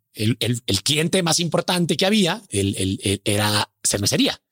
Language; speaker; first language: Spanish; native; Spanish